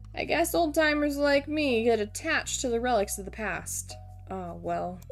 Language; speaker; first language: English; native; English